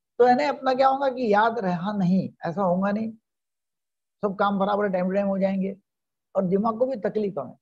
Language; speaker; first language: Hindi; non-native, local second language; Marathi